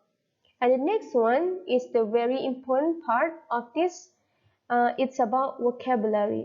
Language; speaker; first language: English; non-native, fluent; Thai